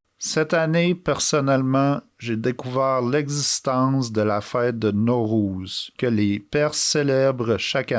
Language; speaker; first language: French; native; French